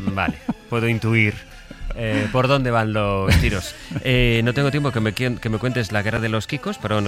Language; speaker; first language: Spanish; native; Spanish